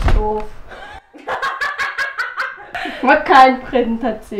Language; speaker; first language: German; non-native, learner; Korean